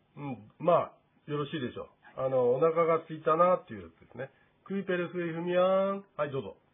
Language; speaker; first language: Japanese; native; Japanese